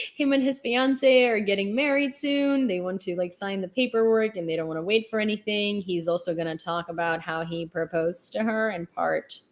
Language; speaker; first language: English; non-native, fluent; Ukrainian